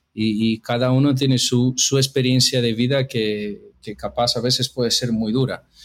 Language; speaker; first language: Spanish; non-native, fluent; Portuguese